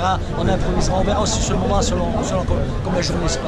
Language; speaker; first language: French; native; French